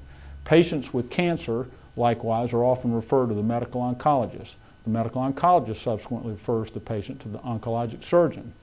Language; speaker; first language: English; native; English